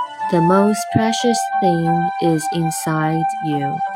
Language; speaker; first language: English; non-native, fluent; Chinese